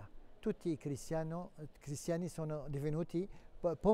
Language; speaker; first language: Italian; non-native, fluent; Arabic